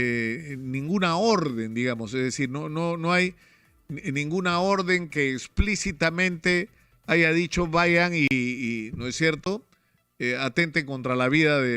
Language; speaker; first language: Spanish; native; Spanish